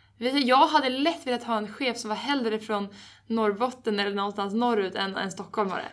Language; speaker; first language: Swedish; native; Swedish